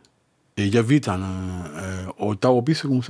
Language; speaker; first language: French; non-native, fluent; Spanish